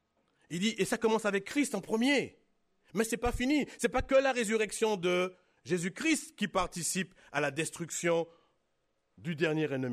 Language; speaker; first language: French; native; French